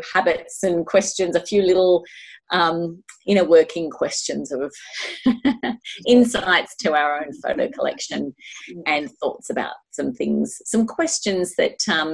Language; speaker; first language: English; native; English